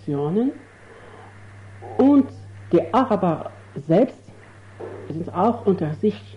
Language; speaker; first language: German; non-native, fluent; Arabic